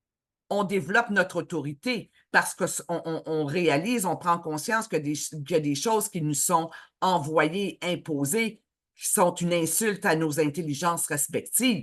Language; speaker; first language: French; native; French